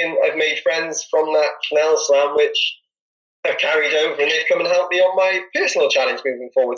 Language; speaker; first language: English; native; English